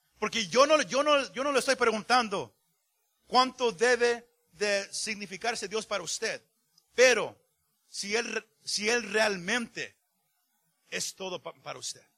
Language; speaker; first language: Spanish; early bilingual, heritage; Spanish